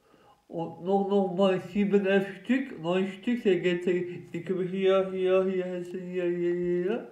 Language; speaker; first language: German; non-native, learner; Turkish